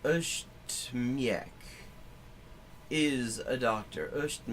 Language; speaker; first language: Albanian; non-native, learner; English